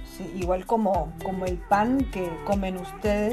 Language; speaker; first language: Spanish; non-native, fluent; Chinese